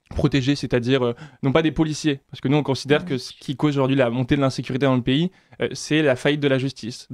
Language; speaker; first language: French; native; French